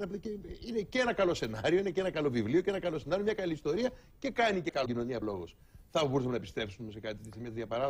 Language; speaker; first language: Greek; native; Greek